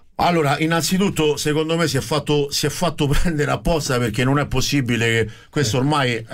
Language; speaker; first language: Italian; native; Italian